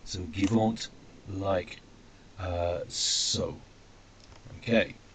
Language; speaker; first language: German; non-native, fluent; English